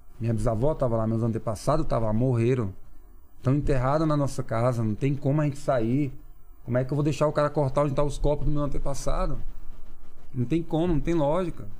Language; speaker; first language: Portuguese; non-native, local second language; Kayapó